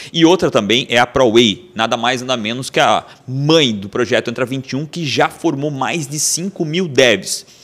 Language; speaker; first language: Portuguese; native; Portuguese